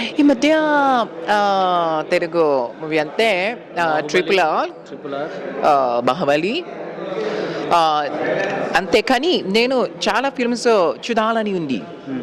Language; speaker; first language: Telugu; non-native, learner; Japanese